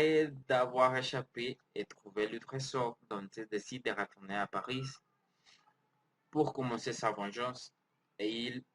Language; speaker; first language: French; non-native, learner; Spanish